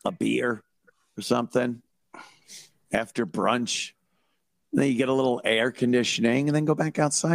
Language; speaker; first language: English; native; English